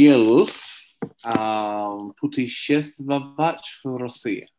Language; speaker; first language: Russian; non-native, learner; English